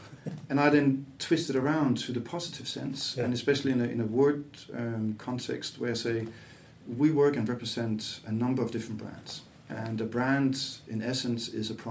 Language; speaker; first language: English; non-native, fluent; Danish